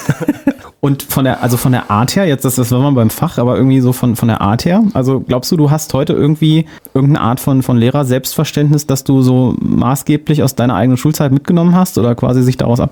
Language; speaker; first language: German; native; German